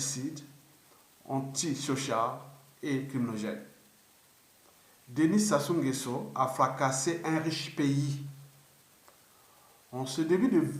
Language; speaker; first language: French; non-native, local second language; Lingala